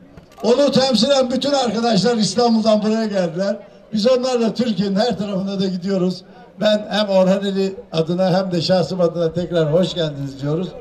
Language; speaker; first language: Turkish; native; Turkish